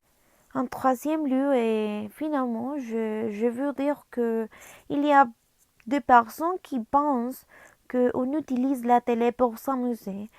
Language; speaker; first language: French; non-native, learner; Spanish